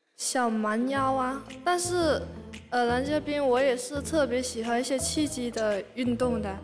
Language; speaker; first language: Chinese; native; Chinese